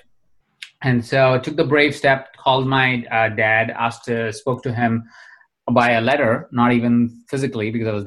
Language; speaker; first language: English; non-native, local second language; Hindi